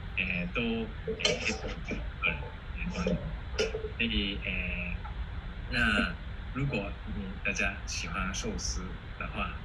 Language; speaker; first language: Chinese; non-native, fluent; Japanese